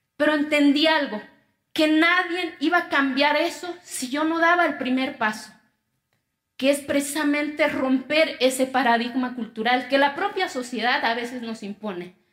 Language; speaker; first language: Spanish; non-native, local second language; Zapotec